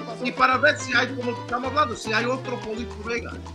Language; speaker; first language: Spanish; early bilingual, heritage; Spanish